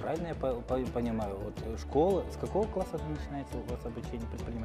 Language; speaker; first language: Russian; non-native, local second language; Kyrgyz